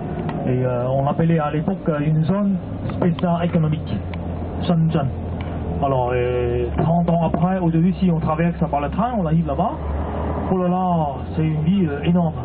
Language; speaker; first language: French; non-native, fluent; Cantonese